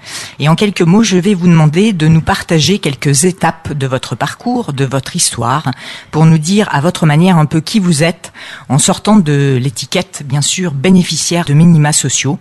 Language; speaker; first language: French; native; French